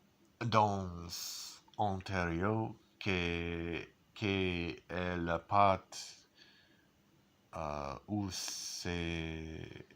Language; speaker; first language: French; non-native, learner; English